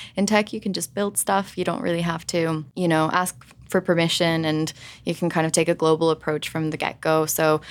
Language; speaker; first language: English; early bilingual, other home language; Finnish